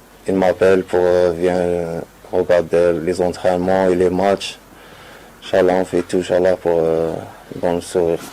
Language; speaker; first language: French; non-native, learner; Arabic